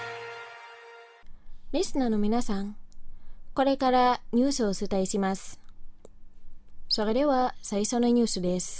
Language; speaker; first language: Japanese; non-native, fluent; Indonesian